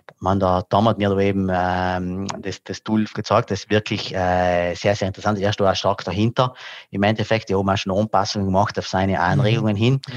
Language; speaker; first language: German; non-native, local second language; Italian